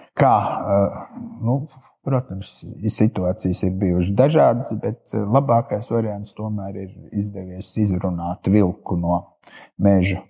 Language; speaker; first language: Latvian; native; Latvian